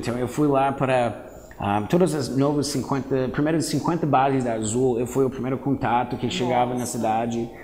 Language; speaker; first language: Portuguese; non-native, fluent; English